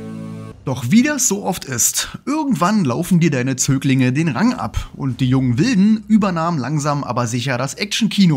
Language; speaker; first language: German; native; German